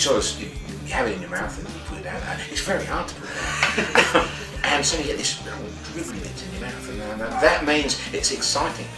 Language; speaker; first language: English; native; English